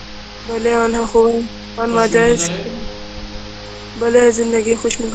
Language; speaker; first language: Persian; non-native, learner; Urdu